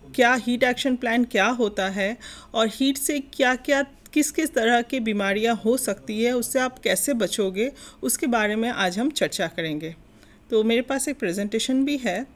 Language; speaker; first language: Hindi; non-native, local second language; Bangla